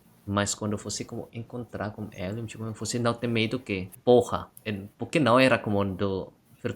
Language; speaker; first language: Portuguese; non-native, learner; Indonesian